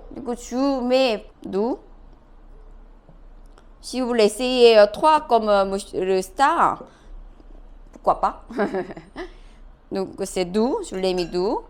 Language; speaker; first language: French; non-native, fluent; Korean